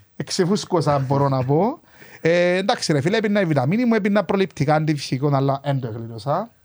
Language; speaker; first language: Greek; native; Greek